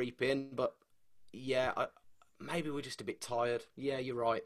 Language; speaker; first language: English; native; English